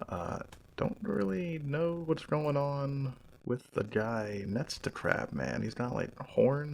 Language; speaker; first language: English; native; English